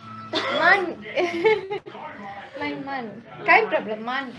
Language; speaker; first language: German; non-native, learner; Tamil